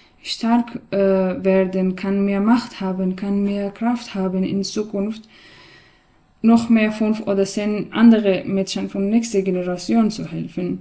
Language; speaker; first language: German; non-native, learner; Persian